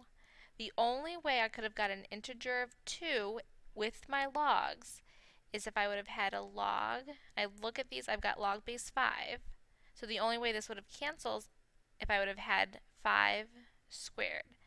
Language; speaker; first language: English; native; English